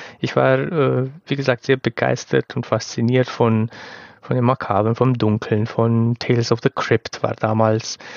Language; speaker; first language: German; non-native, fluent; Romanian